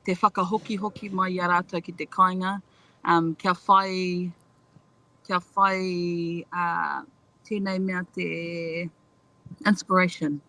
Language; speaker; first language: Māori; non-native, local second language; English